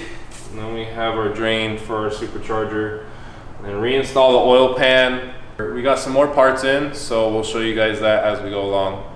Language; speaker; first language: English; native; English